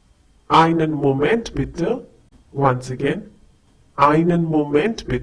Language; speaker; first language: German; non-native, fluent; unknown